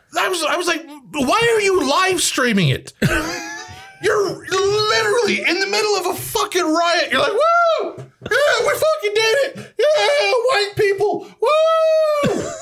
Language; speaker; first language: English; native; English